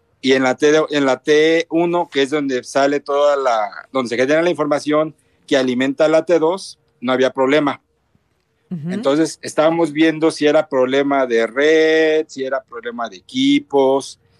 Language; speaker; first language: Spanish; native; Spanish